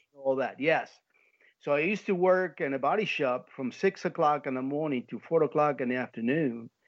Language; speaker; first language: English; early bilingual, heritage; Spanish